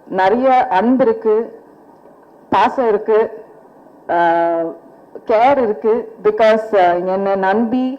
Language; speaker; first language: Tamil; non-native, fluent; Malayalam